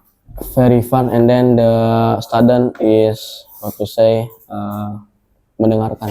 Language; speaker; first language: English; non-native, learner; Indonesian